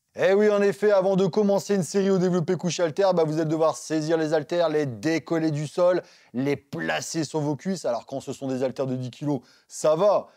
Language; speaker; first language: French; native; French